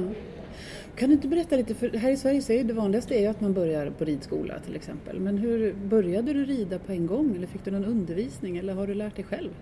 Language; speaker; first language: Swedish; native; Swedish